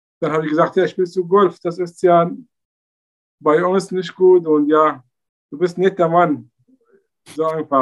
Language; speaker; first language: German; non-native, learner; Arabic